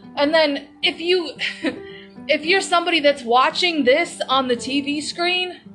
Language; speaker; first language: English; native; English